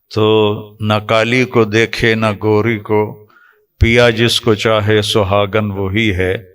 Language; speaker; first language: Urdu; non-native, local second language; Punjabi